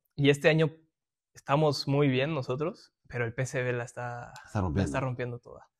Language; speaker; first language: Spanish; native; Spanish